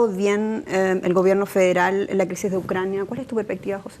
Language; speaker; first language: Spanish; native; Spanish